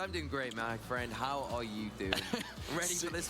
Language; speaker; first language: English; native; English